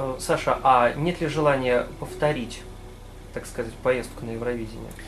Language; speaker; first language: Russian; native; Russian